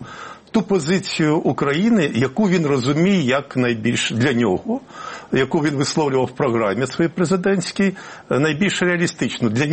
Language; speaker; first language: Ukrainian; native; Ukrainian